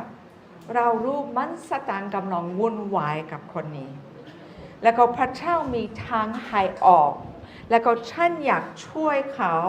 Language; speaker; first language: Thai; non-native, fluent; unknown